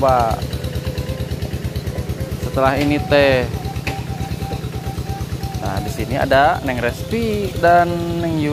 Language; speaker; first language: Indonesian; non-native, local second language; Sundanese